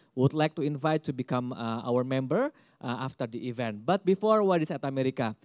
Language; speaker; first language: English; non-native, fluent; Indonesian